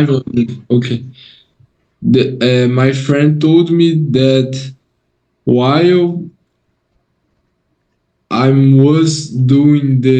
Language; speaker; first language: English; non-native, learner; Portuguese